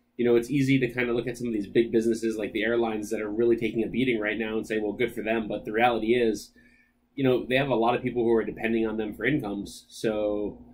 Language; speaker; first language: English; native; English